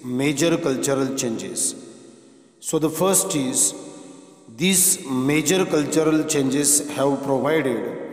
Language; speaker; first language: English; non-native, local second language; Marathi